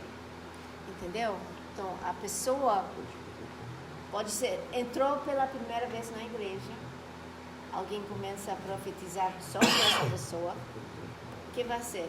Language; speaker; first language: Portuguese; non-native, fluent; Spanish